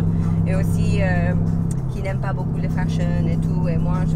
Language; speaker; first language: French; non-native, learner; English